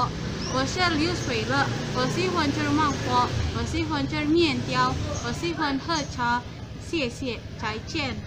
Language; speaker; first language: Chinese; non-native, learner; Indonesian